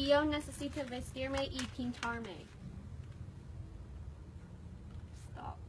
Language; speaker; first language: Spanish; non-native, learner; English